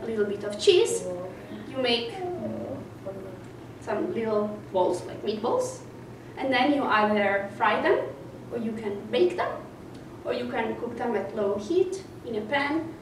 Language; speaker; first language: English; non-native, fluent; Italian